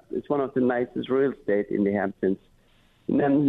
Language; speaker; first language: English; non-native, fluent; Turkish